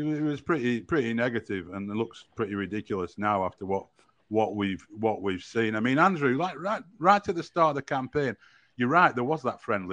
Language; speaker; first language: English; native; English